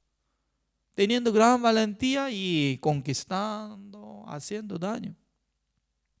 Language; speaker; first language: Spanish; non-native, fluent; Korean